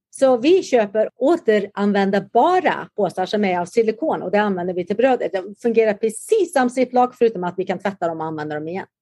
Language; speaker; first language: Swedish; native; Swedish